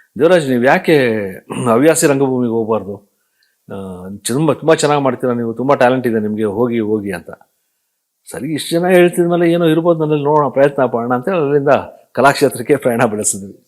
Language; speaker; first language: Kannada; native; Kannada